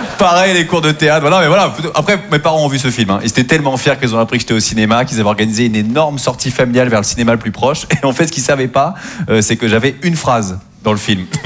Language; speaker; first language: French; native; French